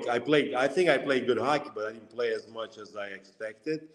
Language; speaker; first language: English; non-native, fluent; Lithuanian